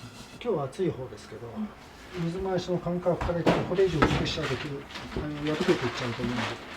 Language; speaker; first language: Japanese; native; Japanese